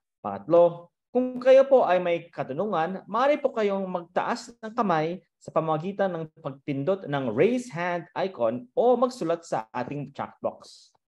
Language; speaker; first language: Filipino; native; Filipino